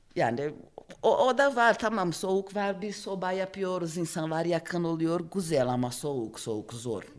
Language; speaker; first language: Turkish; non-native, learner; Portuguese